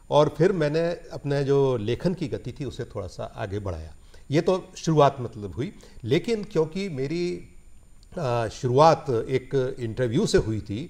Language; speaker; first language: Hindi; native; Hindi